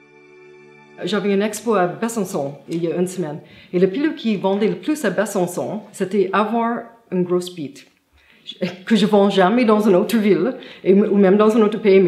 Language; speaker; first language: French; non-native, fluent; English